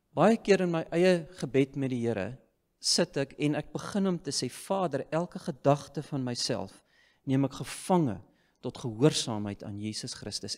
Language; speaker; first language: Afrikaans; native; Afrikaans